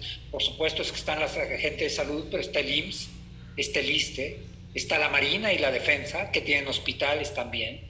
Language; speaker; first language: Spanish; native; Spanish